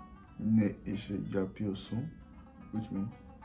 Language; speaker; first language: Turkish; non-native, learner; English